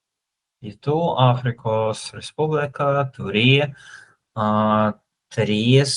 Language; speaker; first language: Lithuanian; non-native, learner; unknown